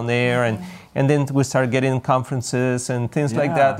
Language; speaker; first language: English; non-native, fluent; Spanish